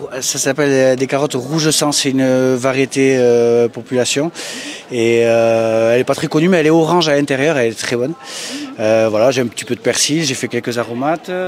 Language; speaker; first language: French; native; French